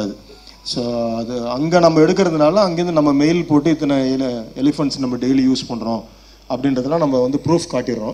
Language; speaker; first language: Tamil; native; Tamil